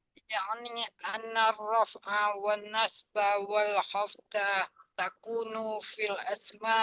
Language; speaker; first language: Arabic; non-native, learner; Indonesian